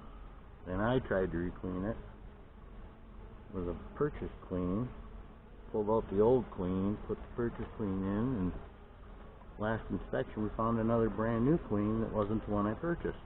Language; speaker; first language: English; native; English